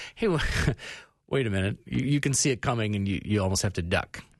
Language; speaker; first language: English; native; English